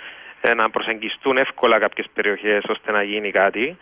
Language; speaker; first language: Greek; native; Greek